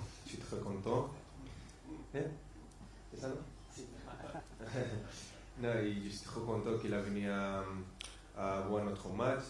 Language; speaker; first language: French; non-native, fluent; Spanish